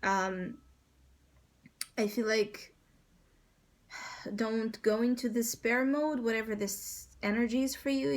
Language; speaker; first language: English; non-native, fluent; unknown